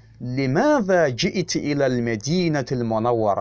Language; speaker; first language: Arabic; non-native, fluent; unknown